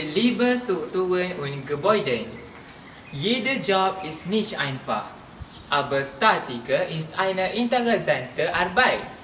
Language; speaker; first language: German; non-native, learner; Malay